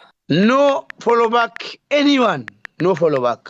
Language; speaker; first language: English; non-native, learner; Oromo